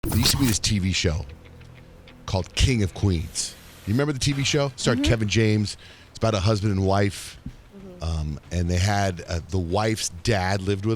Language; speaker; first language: English; native; English